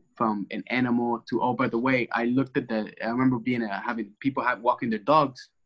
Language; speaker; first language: English; early bilingual, other home language; Spanish